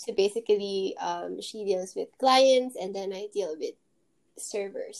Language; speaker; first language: English; non-native, local second language; Filipino